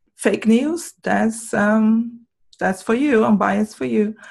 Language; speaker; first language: English; non-native, fluent; Portuguese